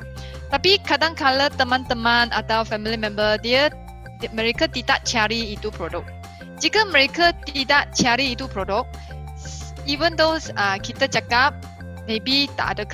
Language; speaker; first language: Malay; non-native, local second language; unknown